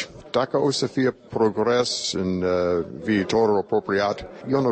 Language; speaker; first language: Romanian; non-native, fluent; English